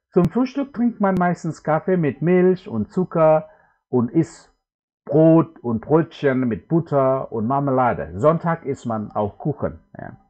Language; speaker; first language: German; non-native, fluent; Indonesian